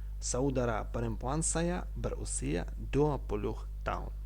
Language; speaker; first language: Indonesian; non-native, fluent; Ukrainian